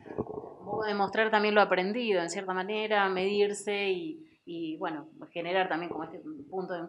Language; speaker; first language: Spanish; native; Spanish